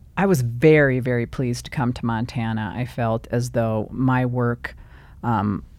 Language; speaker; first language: English; native; English